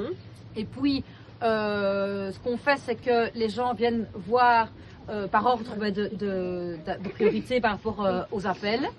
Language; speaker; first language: French; native; French